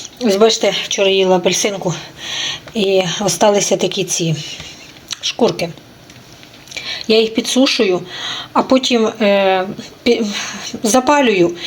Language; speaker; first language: Ukrainian; native; Ukrainian